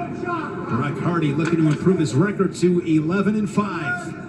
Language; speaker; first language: English; native; English